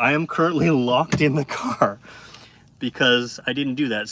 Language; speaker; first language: English; native; English